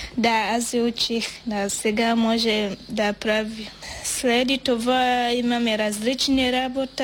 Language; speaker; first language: Bulgarian; non-native, learner; Swahili